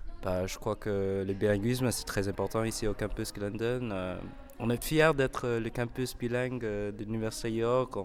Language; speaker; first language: French; non-native, local second language; English